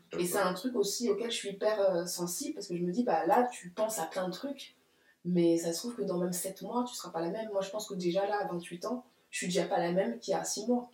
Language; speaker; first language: French; native; French